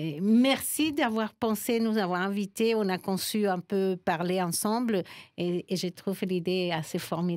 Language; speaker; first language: French; non-native, fluent; Spanish